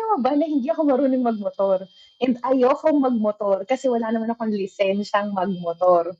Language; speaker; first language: Filipino; native; Filipino